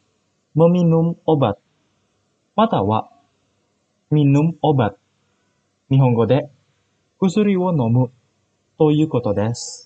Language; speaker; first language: Japanese; non-native, fluent; Indonesian